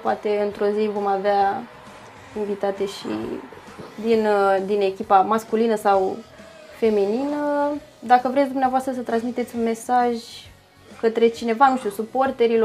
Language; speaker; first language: Romanian; native; Romanian